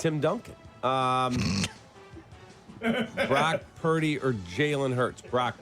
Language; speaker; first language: English; native; English